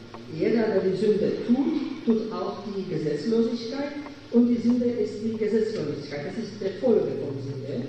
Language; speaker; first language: German; non-native, fluent; Polish